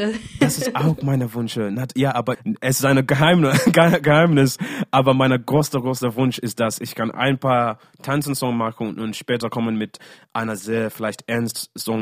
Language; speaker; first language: German; non-native, learner; English